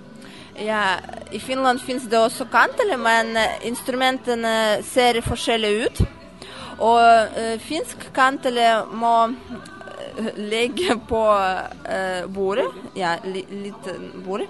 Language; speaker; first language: Norwegian; non-native, learner; Russian